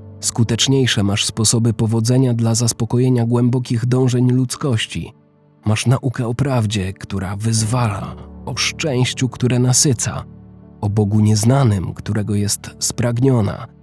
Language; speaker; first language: Polish; native; Polish